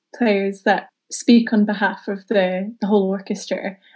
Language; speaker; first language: English; native; English